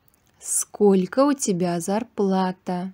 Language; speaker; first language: Russian; non-native, local second language; Uzbek